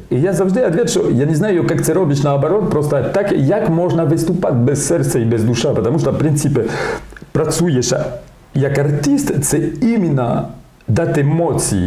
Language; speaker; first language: Ukrainian; non-native, learner; French